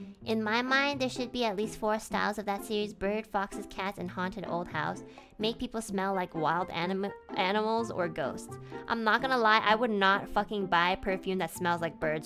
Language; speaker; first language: English; native; English